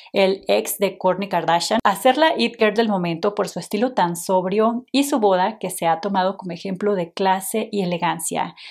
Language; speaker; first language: Spanish; native; Spanish